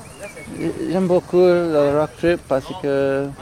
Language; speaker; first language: French; non-native, learner; Spanish